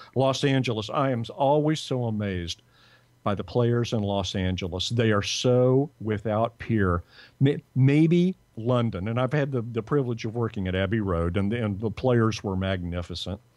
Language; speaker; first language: English; native; English